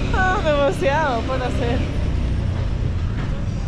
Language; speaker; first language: Spanish; native; Spanish